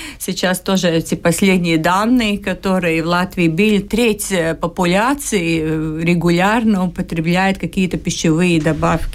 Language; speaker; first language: Russian; non-native, local second language; Latvian